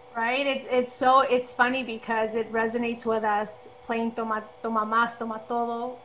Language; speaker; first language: English; early bilingual, other home language; Spanish